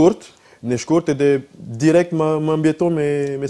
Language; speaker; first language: Albanian; non-native, learner; French